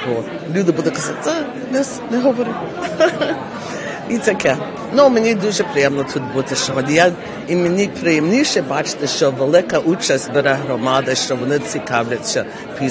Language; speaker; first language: Ukrainian; early bilingual, heritage; Ukrainian